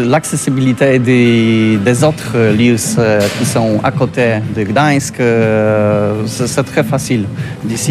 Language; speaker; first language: French; non-native, learner; Polish